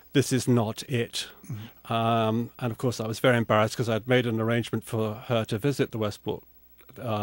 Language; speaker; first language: English; native; English